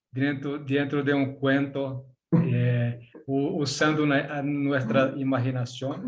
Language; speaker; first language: Spanish; non-native, learner; Portuguese